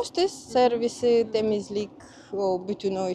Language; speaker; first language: Turkish; non-native, fluent; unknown